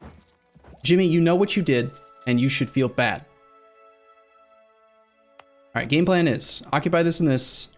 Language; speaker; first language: English; native; English